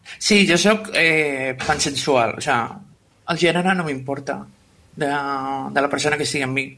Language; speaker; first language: Catalan; non-native, local second language; Spanish